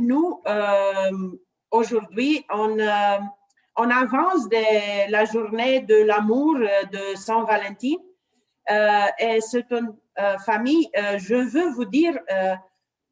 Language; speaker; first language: French; non-native, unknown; Romanian